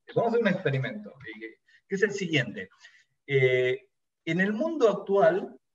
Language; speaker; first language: Spanish; native; Spanish